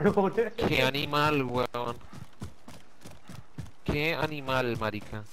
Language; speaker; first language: Spanish; native; Spanish